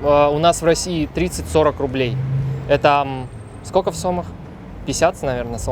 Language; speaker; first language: Russian; native; Russian